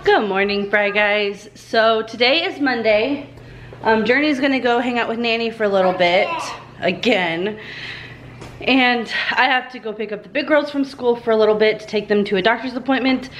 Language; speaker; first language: English; native; English